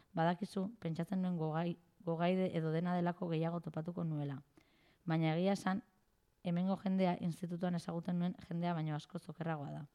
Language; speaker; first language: Basque; native; Basque